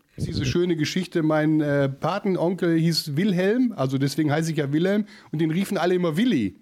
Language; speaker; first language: German; native; German